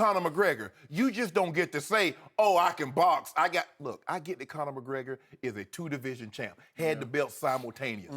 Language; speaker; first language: English; native; English